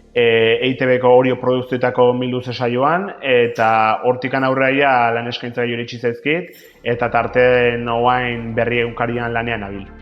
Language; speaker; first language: Basque; native; Basque